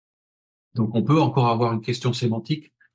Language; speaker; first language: French; native; French